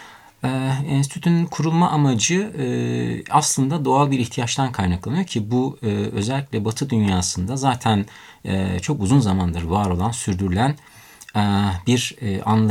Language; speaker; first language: Turkish; native; Turkish